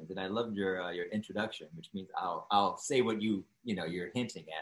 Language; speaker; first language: English; native; English